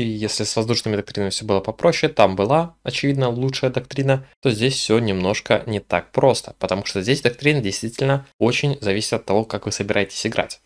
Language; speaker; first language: Russian; native; Russian